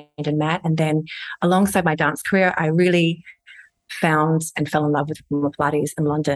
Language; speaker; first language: English; native; English